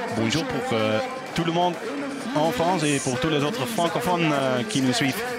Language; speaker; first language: French; non-native, fluent; Dutch